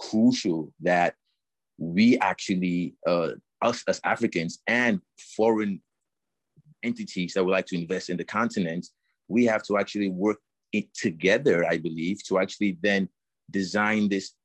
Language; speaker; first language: English; non-native, local second language; French